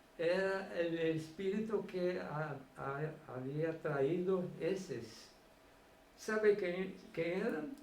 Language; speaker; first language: Spanish; non-native, fluent; Portuguese